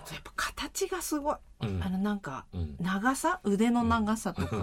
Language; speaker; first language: Japanese; native; Japanese